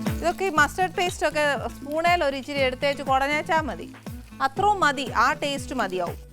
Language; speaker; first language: Malayalam; native; Malayalam